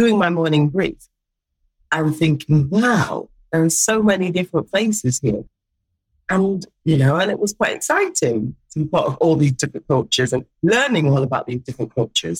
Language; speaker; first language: English; native; English